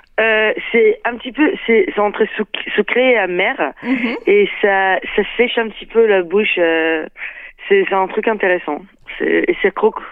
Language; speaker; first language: French; non-native, fluent; Hebrew